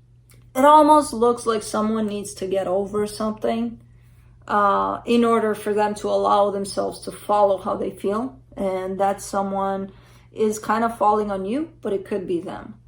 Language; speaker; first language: English; native; English